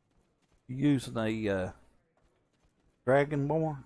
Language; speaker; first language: English; native; English